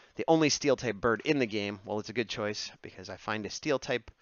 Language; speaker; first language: English; native; English